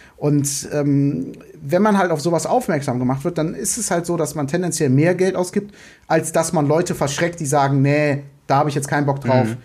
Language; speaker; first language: German; native; German